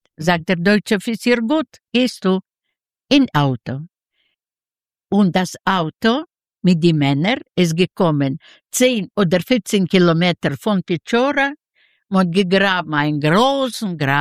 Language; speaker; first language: German; non-native, learner; Ukrainian